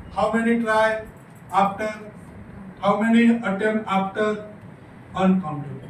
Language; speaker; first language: English; non-native, local second language; Gujarati